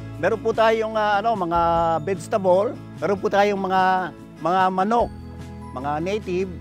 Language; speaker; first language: Filipino; native; Filipino